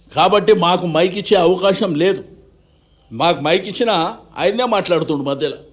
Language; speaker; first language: Telugu; native; Telugu